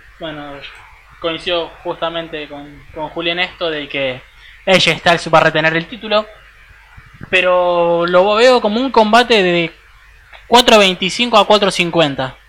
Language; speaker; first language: Spanish; native; Spanish